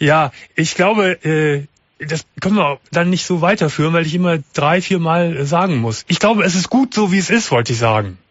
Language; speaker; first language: German; native; German